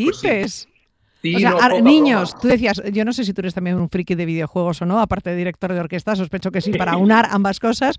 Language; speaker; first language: Spanish; native; Spanish